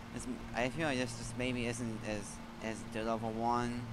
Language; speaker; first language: English; native; English